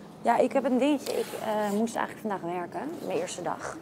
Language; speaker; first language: Dutch; native; Dutch